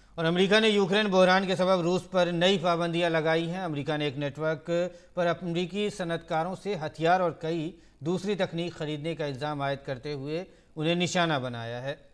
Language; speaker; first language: Urdu; native; Urdu